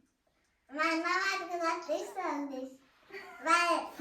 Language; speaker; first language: German; early bilingual, other home language; Marathi